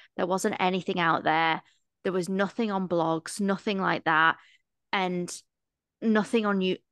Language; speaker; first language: English; native; English